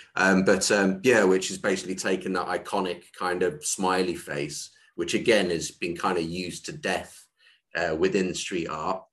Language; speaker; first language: English; native; English